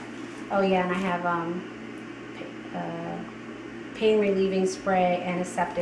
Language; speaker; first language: English; native; English